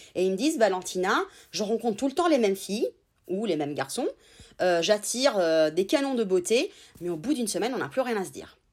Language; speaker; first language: French; non-native, fluent; Italian